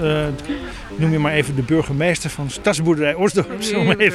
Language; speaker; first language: Dutch; native; Dutch